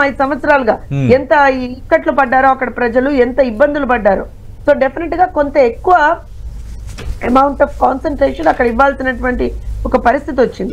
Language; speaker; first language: Telugu; native; Telugu